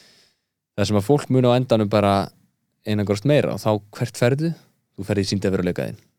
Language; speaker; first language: Icelandic; early bilingual, heritage; Icelandic